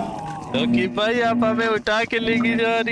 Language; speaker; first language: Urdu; non-native, local second language; Pashto